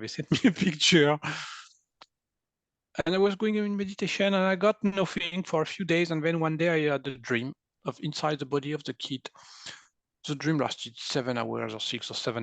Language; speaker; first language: English; non-native, fluent; French